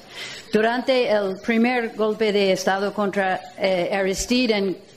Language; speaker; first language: Spanish; non-native, fluent; English